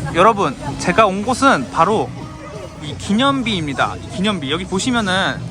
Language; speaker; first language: Korean; native; Korean